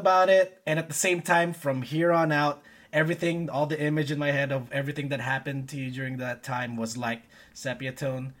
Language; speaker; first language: English; non-native, local second language; Filipino